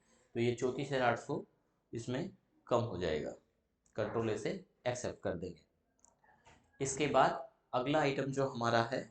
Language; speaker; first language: Hindi; native; Hindi